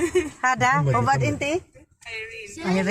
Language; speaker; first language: Arabic; non-native, learner; Filipino